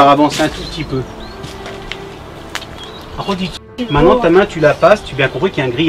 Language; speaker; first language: French; native; French